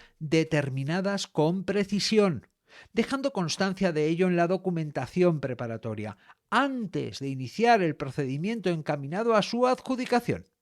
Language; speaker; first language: Spanish; native; Spanish